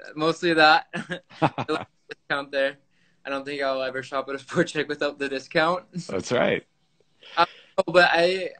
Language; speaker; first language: English; native; English